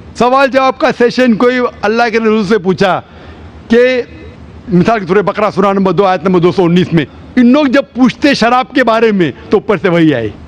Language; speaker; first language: Urdu; non-native, local second language; Konkani